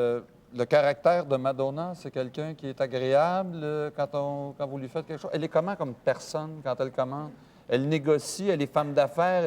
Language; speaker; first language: French; native; French